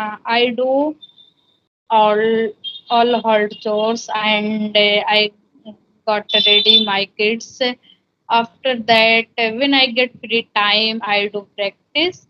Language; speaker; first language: English; non-native, learner; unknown